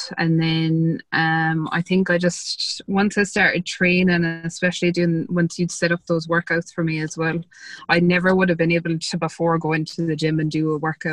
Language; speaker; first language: English; native; English